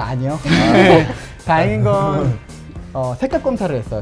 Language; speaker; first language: Korean; native; Korean